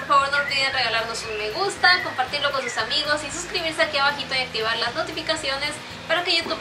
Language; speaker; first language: Spanish; native; Spanish